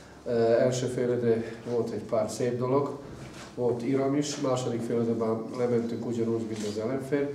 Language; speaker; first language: Hungarian; non-native, fluent; Croatian